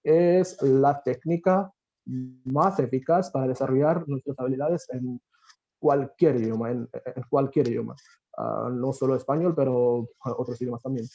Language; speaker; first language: Spanish; non-native, fluent; Bangla